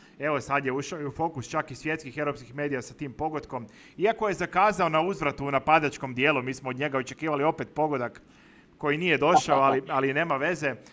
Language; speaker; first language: Croatian; native; Croatian